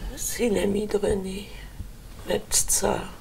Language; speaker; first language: French; native; French